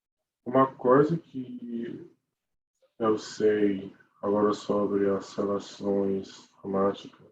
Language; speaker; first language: Portuguese; non-native, learner; English